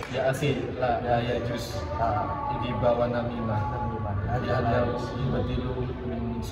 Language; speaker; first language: Arabic; non-native, learner; Indonesian